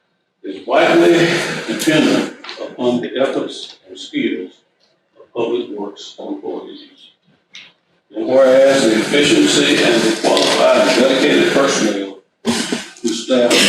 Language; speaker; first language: English; native; English